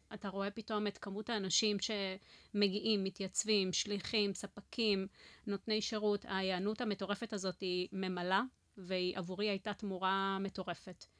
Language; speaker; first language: Hebrew; non-native, fluent; Spanish